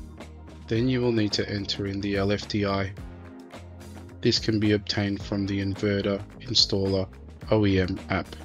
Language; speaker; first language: English; native; English